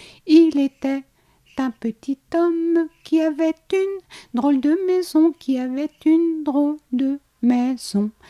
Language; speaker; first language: French; native; French